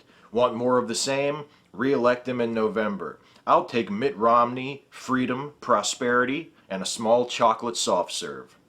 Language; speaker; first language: English; native; English